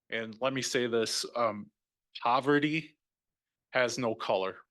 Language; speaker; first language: English; native; English